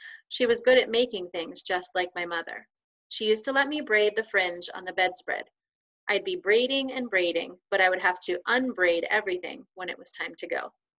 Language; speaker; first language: English; native; English